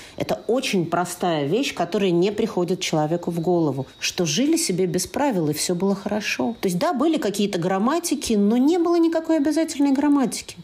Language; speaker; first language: Russian; native; Russian